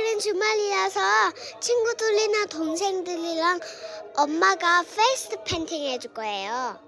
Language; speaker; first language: Korean; early bilingual, heritage; Korean